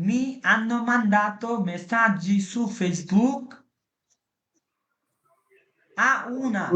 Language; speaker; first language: Italian; non-native, fluent; Bangla